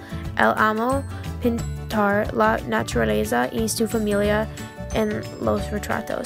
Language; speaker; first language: Spanish; non-native, learner; English